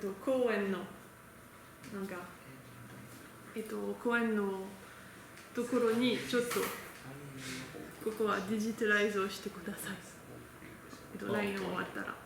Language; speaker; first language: Japanese; non-native, learner; French